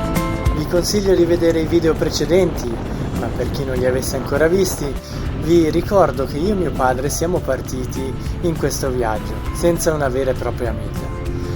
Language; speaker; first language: Italian; native; Italian